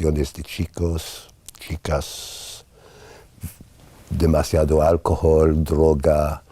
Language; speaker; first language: Spanish; non-native, fluent; English